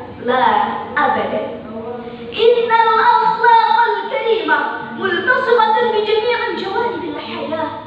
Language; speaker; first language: Arabic; non-native, fluent; Indonesian